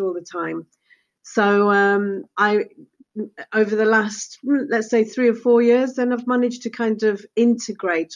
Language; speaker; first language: English; early bilingual, other home language; Spanish